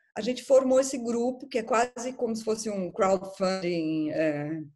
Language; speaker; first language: Portuguese; native; Portuguese